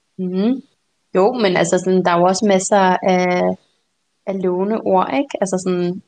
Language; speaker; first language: Danish; native; Danish